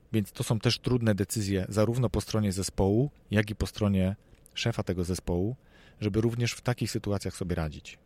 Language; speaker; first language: Polish; native; Polish